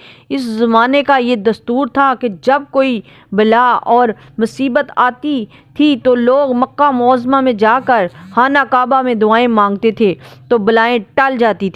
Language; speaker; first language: Urdu; native; Urdu